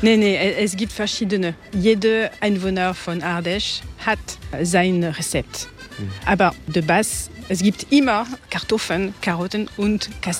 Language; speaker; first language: German; non-native, learner; French